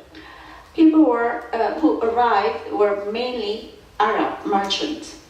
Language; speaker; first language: English; non-native, fluent; Korean